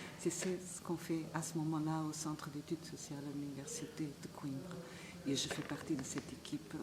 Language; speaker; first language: French; non-native, fluent; Portuguese